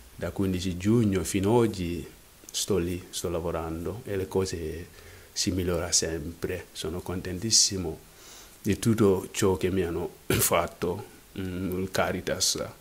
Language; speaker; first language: Italian; non-native, fluent; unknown